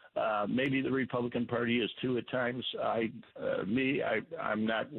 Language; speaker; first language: English; native; English